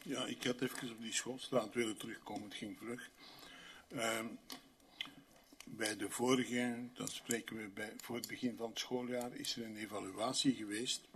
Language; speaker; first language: Dutch; native; Dutch